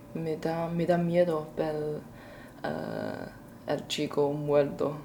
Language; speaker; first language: Spanish; non-native, learner; Chinese